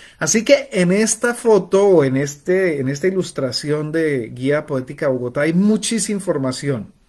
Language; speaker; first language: Spanish; native; Spanish